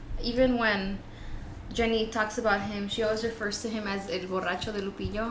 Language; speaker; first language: English; early bilingual, other home language; Spanish